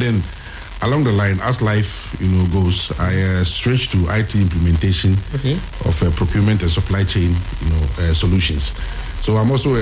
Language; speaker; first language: English; non-native, local second language; Akan